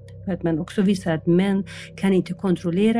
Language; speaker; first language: Swedish; non-native, fluent; Persian